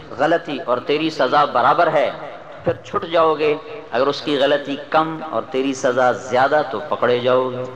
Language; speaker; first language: Urdu; non-native, local second language; Punjabi